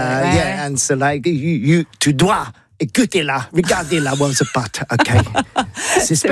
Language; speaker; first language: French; non-native, learner; English